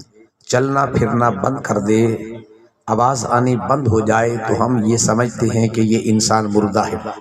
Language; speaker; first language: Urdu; non-native, local second language; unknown